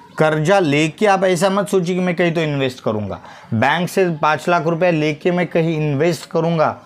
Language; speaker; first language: Hindi; non-native, local second language; Marathi